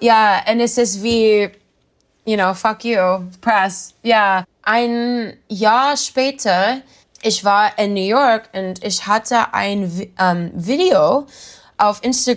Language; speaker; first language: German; non-native, learner; English